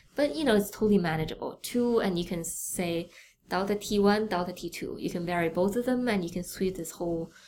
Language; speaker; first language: English; non-native, fluent; Chinese